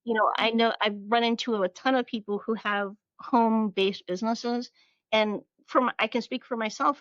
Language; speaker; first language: English; native; English